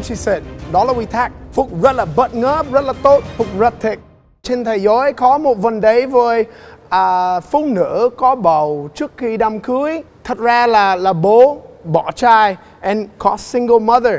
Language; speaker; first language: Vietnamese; non-native, learner; English